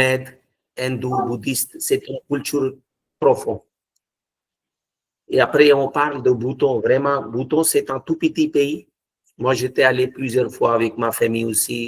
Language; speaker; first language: French; non-native, fluent; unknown